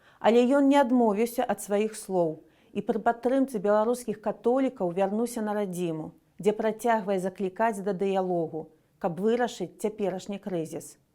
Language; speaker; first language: Belarusian; native; Belarusian